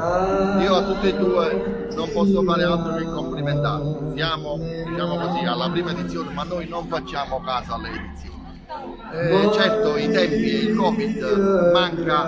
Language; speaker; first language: Italian; native; Italian